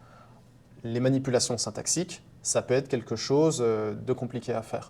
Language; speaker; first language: French; native; French